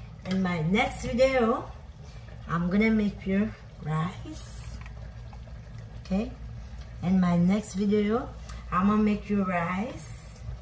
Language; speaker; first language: English; non-native, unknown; Haitian Creole